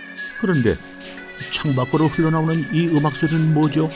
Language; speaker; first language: Korean; native; Korean